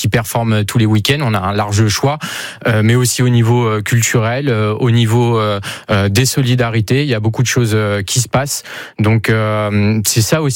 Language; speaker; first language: French; native; French